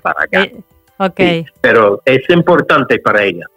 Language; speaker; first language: Spanish; non-native, learner; English